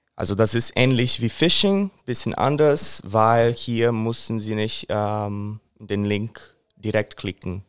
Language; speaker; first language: German; non-native, fluent; Portuguese